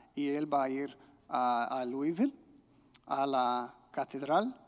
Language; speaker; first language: Spanish; non-native, fluent; English